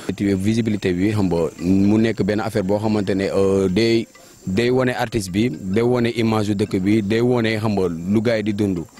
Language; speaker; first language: Wolof; non-native, local second language; Jola-Fonyi